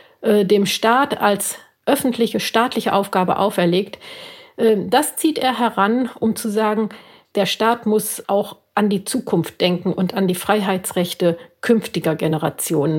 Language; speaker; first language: German; native; German